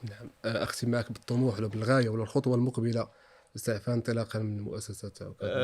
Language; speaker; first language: Arabic; native; Arabic